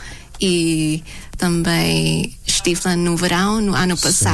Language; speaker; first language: Portuguese; non-native, fluent; Thai